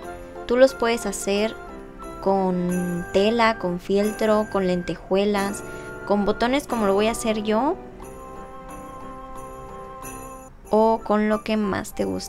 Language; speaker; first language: Spanish; native; Spanish